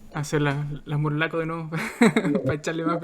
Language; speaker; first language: Spanish; native; Spanish